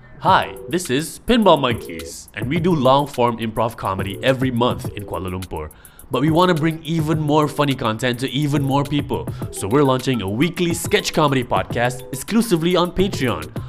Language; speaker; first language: English; non-native, local second language; Malay